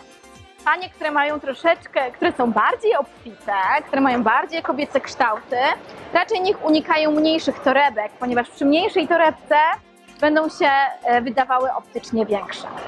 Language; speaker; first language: Polish; native; Polish